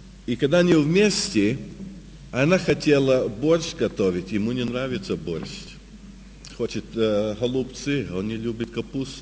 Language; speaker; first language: Russian; early bilingual, heritage; Russian